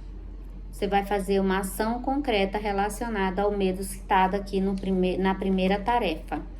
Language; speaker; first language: Portuguese; native; Portuguese